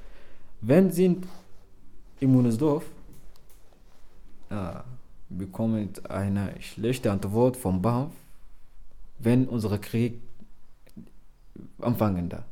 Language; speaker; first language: German; non-native, learner; Arabic